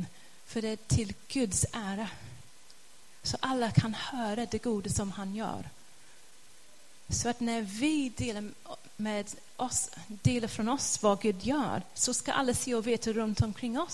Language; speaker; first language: Swedish; non-native, fluent; English